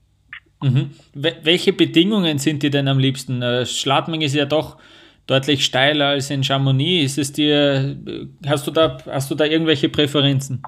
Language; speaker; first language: German; native; German